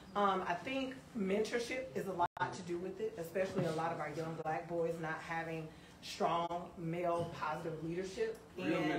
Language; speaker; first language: English; native; English